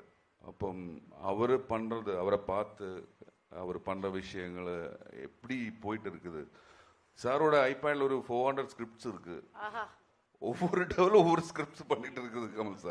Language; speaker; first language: Tamil; non-native, learner; Malayalam